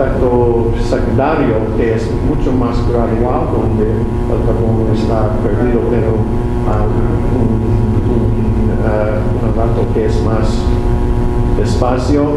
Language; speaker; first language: Spanish; non-native, learner; English